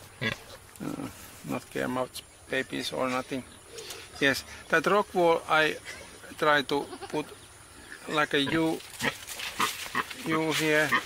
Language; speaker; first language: English; non-native, learner; Finnish